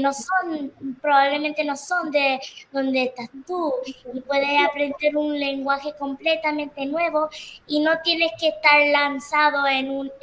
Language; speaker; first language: Spanish; early bilingual, heritage; Spanish